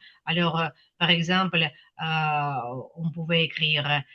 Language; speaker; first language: French; non-native, fluent; Ukrainian